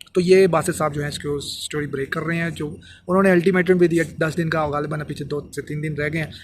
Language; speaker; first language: Urdu; native; Urdu